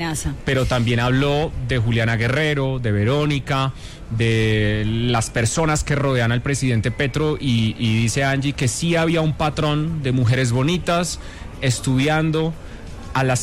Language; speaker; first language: Spanish; native; Spanish